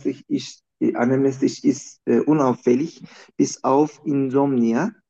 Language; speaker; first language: German; non-native, learner; Turkish